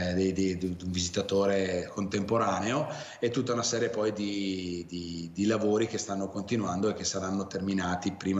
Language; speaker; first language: Italian; native; Italian